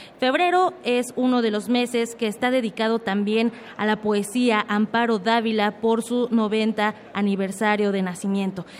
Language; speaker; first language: Spanish; native; Spanish